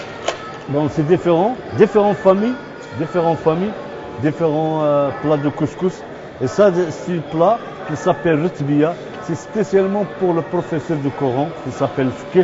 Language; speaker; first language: French; non-native, local second language; Arabic